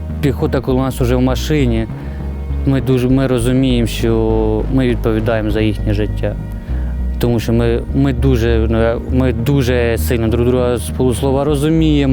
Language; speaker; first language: Ukrainian; non-native, local second language; Russian